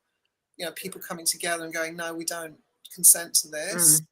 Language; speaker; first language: English; native; English